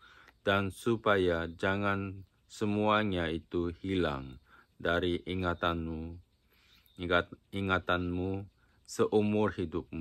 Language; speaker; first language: Indonesian; non-native, fluent; Japanese